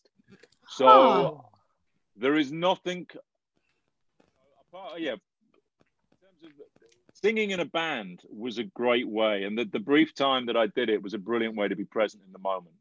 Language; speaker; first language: English; native; English